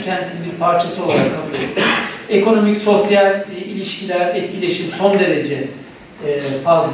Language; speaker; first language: Turkish; native; Turkish